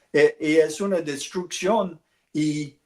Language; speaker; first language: Spanish; non-native, learner; English